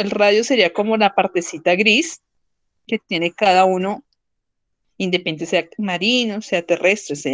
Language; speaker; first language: Spanish; native; Spanish